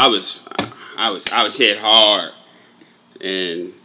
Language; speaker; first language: English; native; English